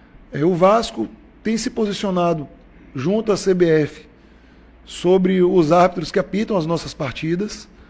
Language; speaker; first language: Portuguese; native; Portuguese